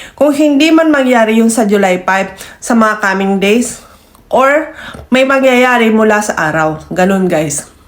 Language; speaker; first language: Filipino; native; Filipino